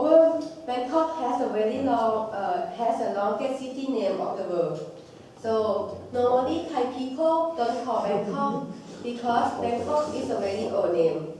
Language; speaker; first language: English; non-native, local second language; Thai